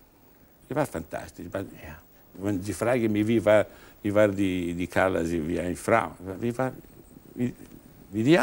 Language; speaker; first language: German; non-native, learner; Italian